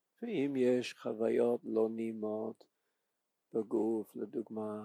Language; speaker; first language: Hebrew; non-native, fluent; English